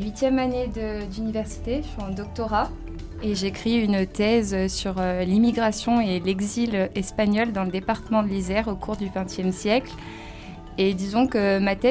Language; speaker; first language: French; native; French